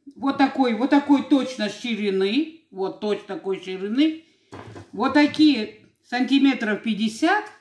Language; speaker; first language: Russian; non-native, local second language; Georgian